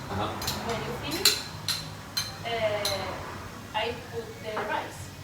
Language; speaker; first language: English; non-native, learner; Spanish